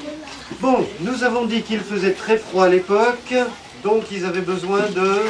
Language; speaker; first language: French; native; French